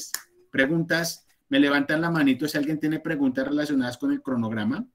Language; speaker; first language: Spanish; native; Spanish